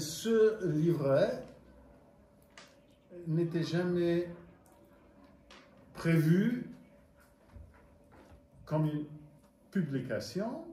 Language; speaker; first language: French; non-native, fluent; English